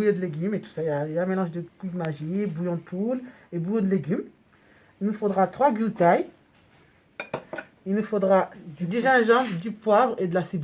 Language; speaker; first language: French; native; French